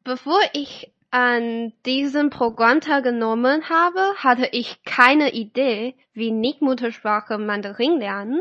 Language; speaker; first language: German; non-native, fluent; Chinese